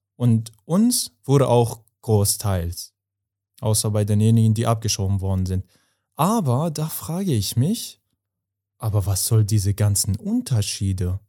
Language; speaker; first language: German; non-native, fluent; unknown